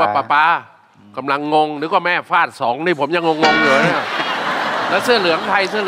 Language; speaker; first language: Thai; native; Thai